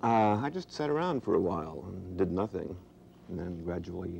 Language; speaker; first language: English; native; English